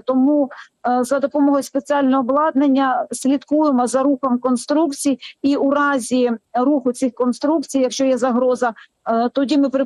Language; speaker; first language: Ukrainian; native; Ukrainian